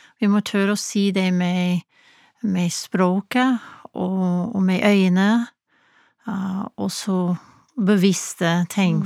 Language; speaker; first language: Norwegian; non-native, fluent; English